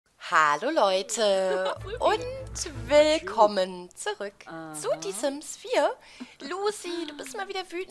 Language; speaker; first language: German; native; German